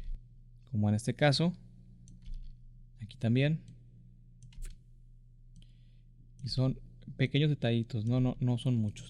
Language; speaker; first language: Spanish; native; Spanish